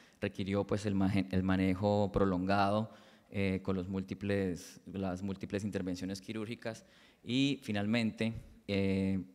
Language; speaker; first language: Spanish; native; Spanish